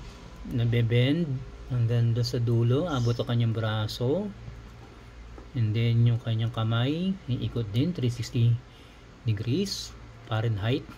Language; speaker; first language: Filipino; native; Filipino